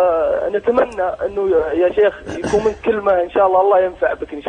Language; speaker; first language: Arabic; native; Arabic